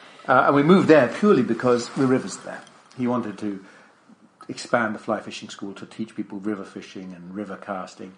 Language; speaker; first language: English; native; English